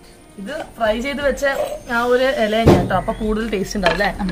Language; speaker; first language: Malayalam; native; Malayalam